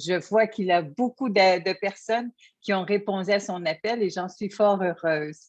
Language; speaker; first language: French; native; French